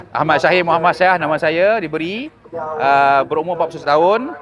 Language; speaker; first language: Malay; native; Malay